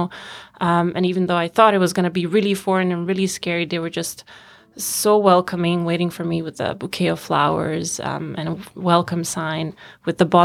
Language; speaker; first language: English; non-native, fluent; Bosnian